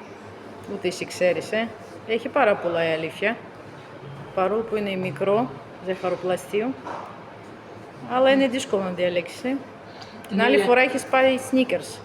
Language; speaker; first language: Greek; non-native, fluent; Russian